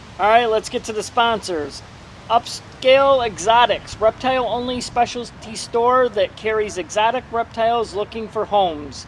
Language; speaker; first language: English; native; English